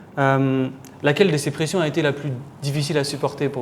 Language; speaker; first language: French; native; French